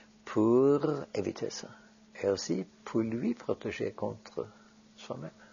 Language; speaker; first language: French; non-native, fluent; Norwegian